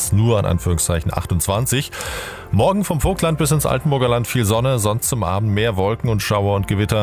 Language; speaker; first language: German; native; German